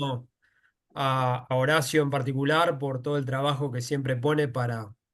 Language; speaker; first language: Spanish; native; Spanish